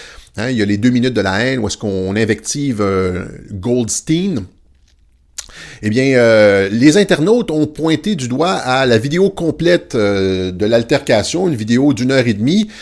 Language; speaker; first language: French; native; French